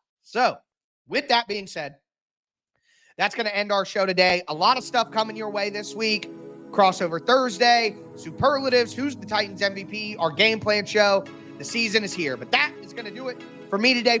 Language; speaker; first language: English; native; English